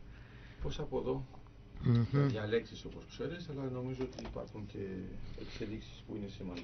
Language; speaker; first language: Greek; native; Greek